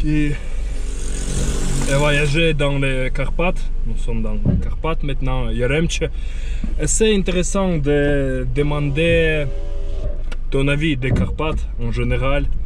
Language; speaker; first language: French; non-native, learner; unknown